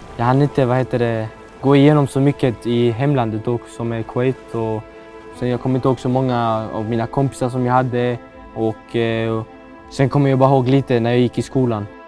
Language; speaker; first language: Swedish; early bilingual, other home language; Arabic